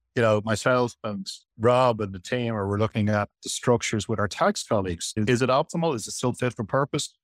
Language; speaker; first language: English; native; English